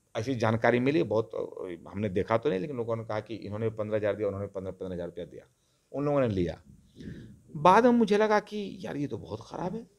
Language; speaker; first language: Hindi; non-native, local second language; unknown